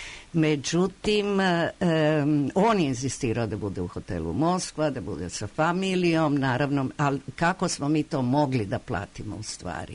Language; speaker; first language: Croatian; native; Croatian